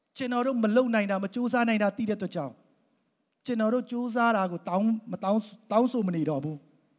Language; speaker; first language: Burmese; non-native, local second language; Hakha Chin